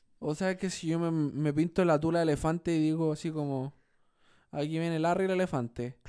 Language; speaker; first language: Spanish; native; Spanish